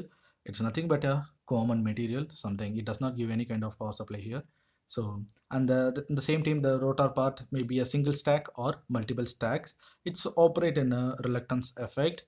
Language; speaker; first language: English; non-native, local second language; Tamil